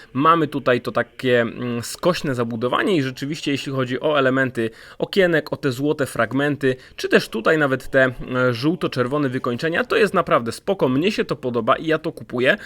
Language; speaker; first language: Polish; native; Polish